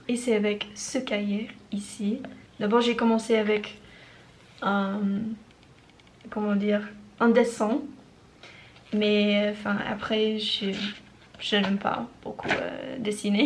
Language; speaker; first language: French; non-native, learner; English